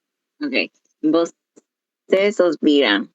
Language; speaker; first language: Portuguese; non-native, learner; Spanish